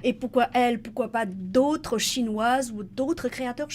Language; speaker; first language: French; native; French